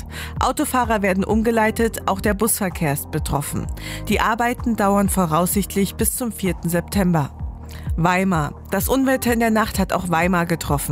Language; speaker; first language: German; native; German